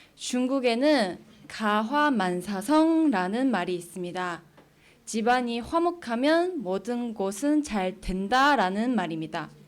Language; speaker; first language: Korean; non-native, fluent; Chinese